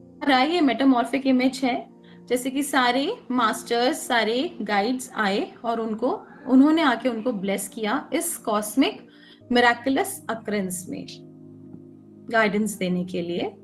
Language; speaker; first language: Hindi; native; Hindi